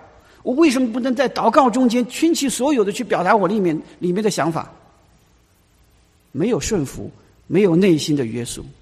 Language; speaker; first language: Chinese; native; Chinese